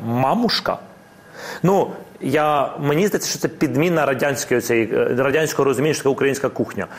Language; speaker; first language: Ukrainian; non-native, local second language; Russian